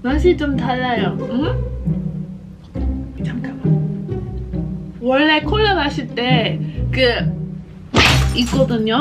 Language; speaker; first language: Korean; non-native, fluent; English